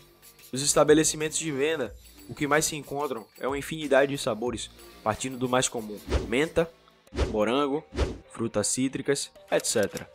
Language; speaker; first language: Portuguese; native; Portuguese